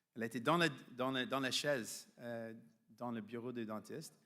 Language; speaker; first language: French; non-native, fluent; English